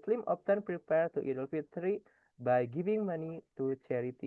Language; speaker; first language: English; non-native, fluent; Indonesian